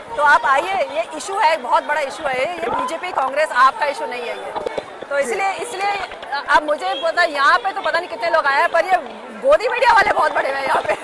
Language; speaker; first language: Hindi; native; Hindi